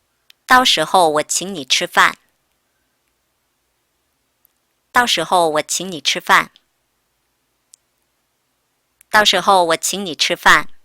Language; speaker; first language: Chinese; non-native, fluent; Korean